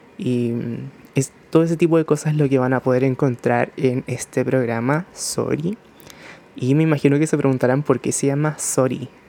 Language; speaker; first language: Spanish; early bilingual, other home language; Japanese